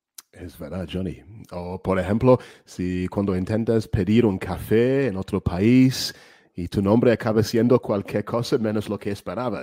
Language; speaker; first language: Spanish; non-native, fluent; English